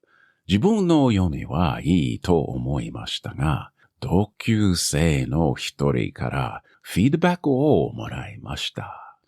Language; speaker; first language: Japanese; non-native, learner; English